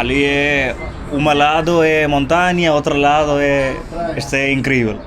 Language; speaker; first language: Portuguese; non-native, learner; Malayalam